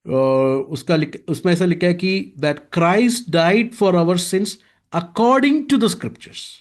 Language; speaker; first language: Hindi; non-native, local second language; Malayalam